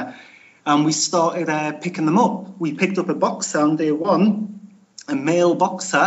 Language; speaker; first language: English; native; English